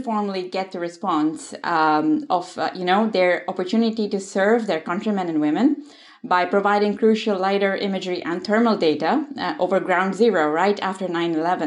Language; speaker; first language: English; non-native, local second language; Odia